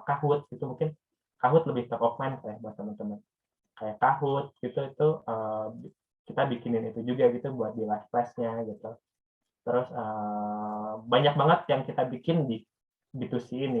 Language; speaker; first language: Indonesian; native; Indonesian